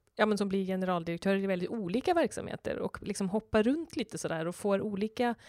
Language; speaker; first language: Swedish; native; Swedish